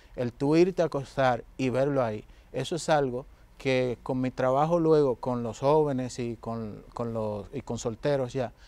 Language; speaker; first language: Spanish; native; Spanish